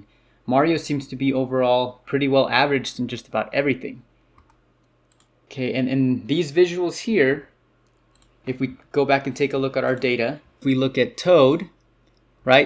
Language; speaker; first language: English; native; English